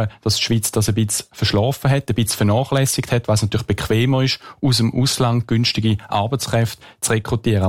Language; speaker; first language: German; native; German